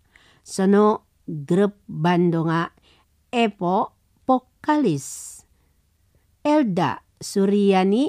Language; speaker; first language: Japanese; non-native, learner; Indonesian